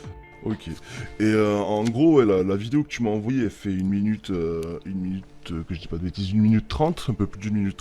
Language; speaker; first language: French; native; French